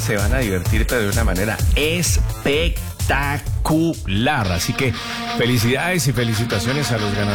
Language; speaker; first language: Spanish; native; Spanish